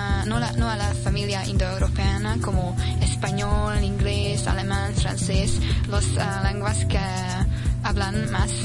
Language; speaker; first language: Spanish; non-native, learner; Hungarian